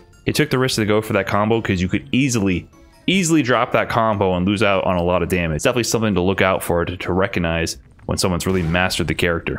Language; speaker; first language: English; native; English